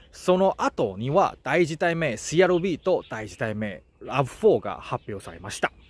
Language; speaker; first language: Japanese; non-native, learner; Chinese